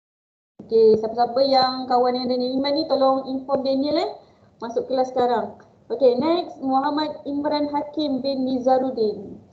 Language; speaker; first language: Malay; native; Malay